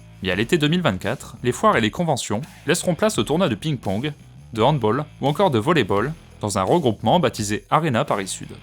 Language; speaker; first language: French; native; French